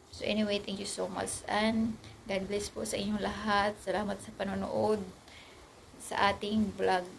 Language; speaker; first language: Filipino; non-native, local second language; Aklanon